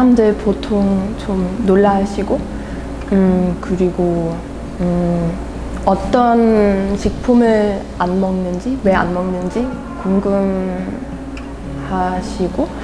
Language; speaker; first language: Korean; non-native, fluent; German